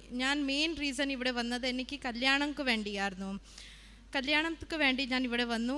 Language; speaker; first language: Malayalam; early bilingual, heritage; Malayalam